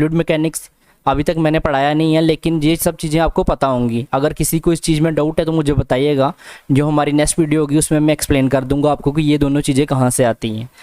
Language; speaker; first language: Hindi; non-native, local second language; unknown